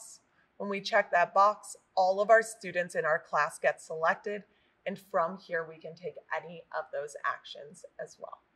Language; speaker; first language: English; native; English